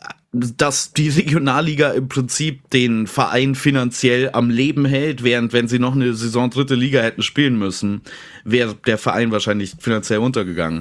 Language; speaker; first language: German; native; German